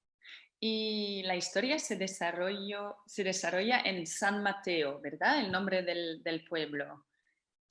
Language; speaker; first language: Spanish; non-native, fluent; Dutch